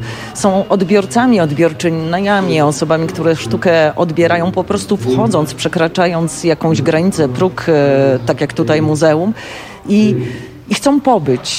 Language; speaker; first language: Polish; native; Polish